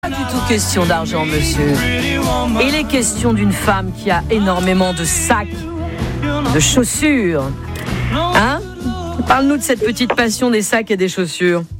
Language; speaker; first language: French; native; French